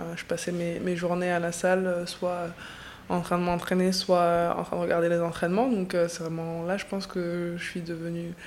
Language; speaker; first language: French; native; French